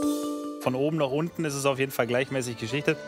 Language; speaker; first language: German; native; German